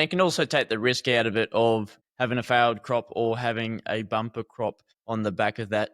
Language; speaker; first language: English; native; English